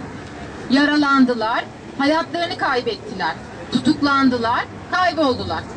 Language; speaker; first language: Turkish; native; Turkish